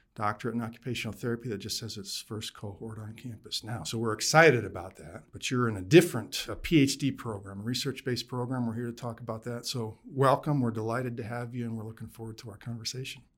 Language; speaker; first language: English; native; English